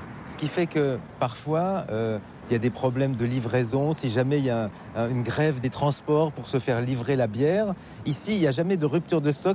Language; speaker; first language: French; native; French